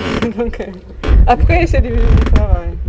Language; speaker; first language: French; non-native, learner; Italian